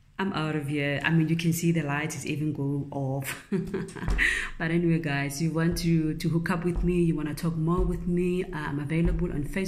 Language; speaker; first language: English; non-native, local second language; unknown